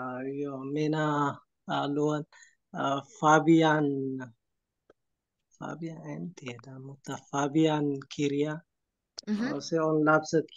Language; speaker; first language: Finnish; non-native, learner; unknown